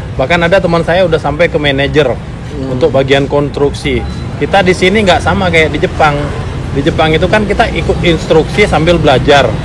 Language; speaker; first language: Indonesian; native; Indonesian